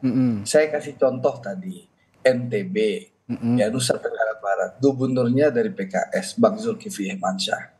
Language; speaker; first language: Indonesian; native; Indonesian